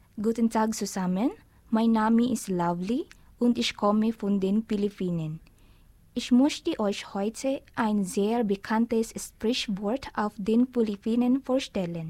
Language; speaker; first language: German; non-native, learner; Filipino